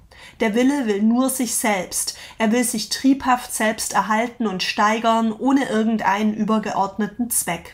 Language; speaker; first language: German; native; German